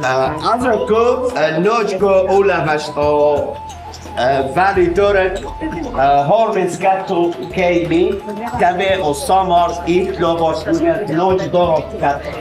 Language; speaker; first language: Hungarian; non-native, learner; Arabic